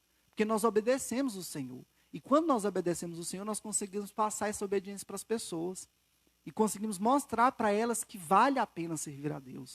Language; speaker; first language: Portuguese; native; Portuguese